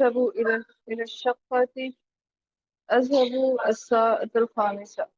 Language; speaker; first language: Arabic; non-native, learner; Urdu